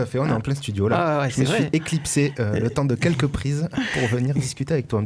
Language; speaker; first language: French; native; French